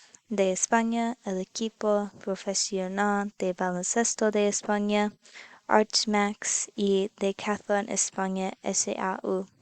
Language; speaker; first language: Spanish; non-native, learner; English